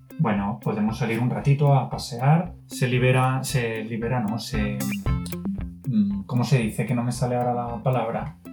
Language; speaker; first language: Spanish; native; Spanish